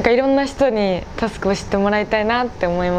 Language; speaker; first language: Japanese; native; Japanese